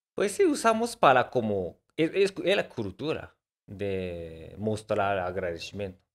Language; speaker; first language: Spanish; non-native, fluent; Japanese